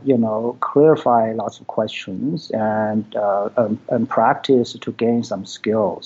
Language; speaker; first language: English; non-native, fluent; Chinese